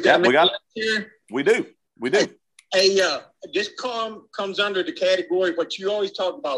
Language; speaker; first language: English; native; English